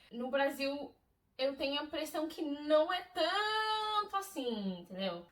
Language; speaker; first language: Portuguese; non-native, fluent; English